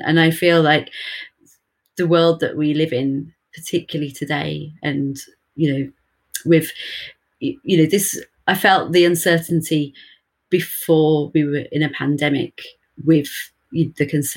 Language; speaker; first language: English; native; English